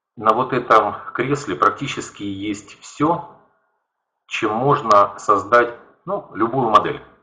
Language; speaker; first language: Russian; native; Russian